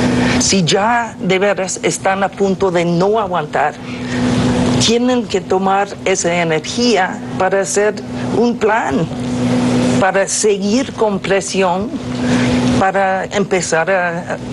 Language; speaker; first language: Spanish; non-native, fluent; English